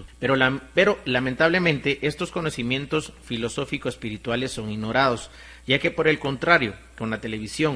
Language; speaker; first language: Spanish; native; Spanish